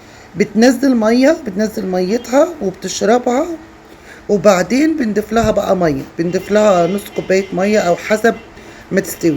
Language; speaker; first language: Arabic; native; Arabic